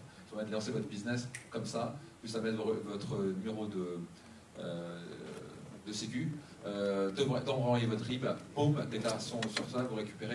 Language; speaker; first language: French; native; French